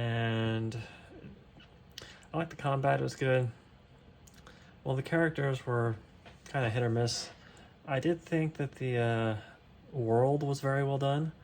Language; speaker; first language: English; native; English